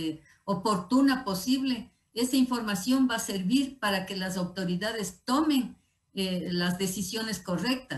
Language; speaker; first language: Spanish; native; Spanish